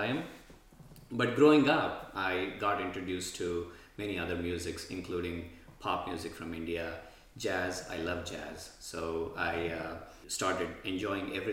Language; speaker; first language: English; non-native, local second language; Telugu